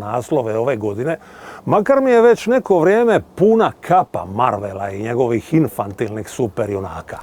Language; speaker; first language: Bosnian; native; Bosnian